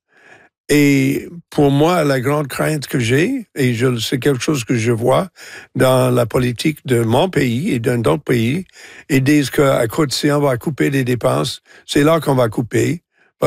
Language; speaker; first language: French; non-native, local second language; English